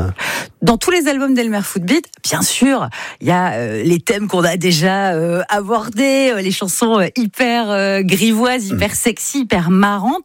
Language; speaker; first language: French; native; French